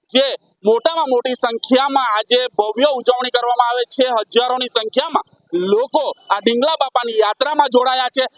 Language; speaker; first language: Gujarati; native; Gujarati